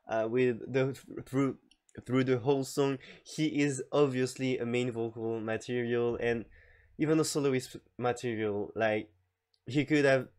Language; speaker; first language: English; non-native, fluent; French